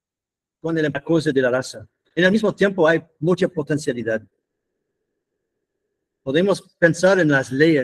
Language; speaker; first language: Spanish; non-native, fluent; English